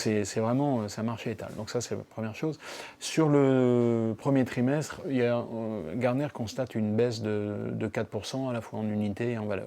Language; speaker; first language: French; native; French